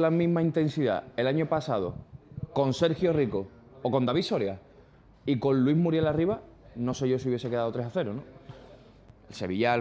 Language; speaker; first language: Spanish; native; Spanish